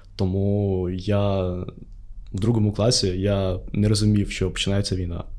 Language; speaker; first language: Ukrainian; non-native, local second language; Russian